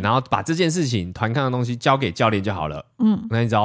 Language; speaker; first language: Chinese; native; Chinese